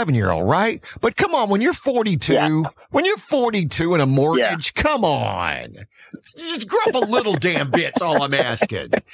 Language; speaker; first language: English; native; English